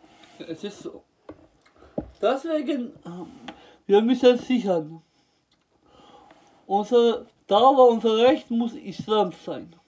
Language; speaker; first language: German; non-native, learner; Turkish